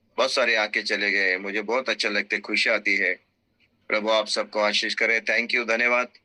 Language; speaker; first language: Hindi; non-native, local second language; Marathi